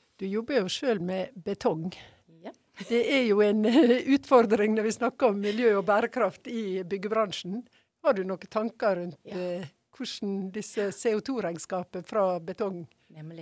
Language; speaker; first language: Norwegian; native; Norwegian